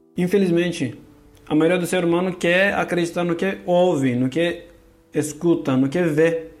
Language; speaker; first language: Portuguese; non-native, fluent; Kurdish